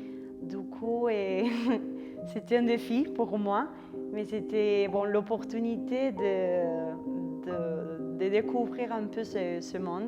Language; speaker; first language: French; non-native, fluent; Spanish